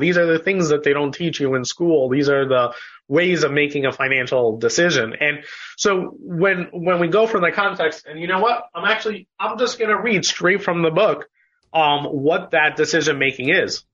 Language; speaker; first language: English; native; English